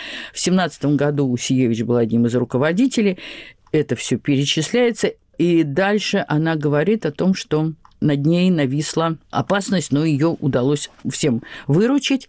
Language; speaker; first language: Russian; native; Russian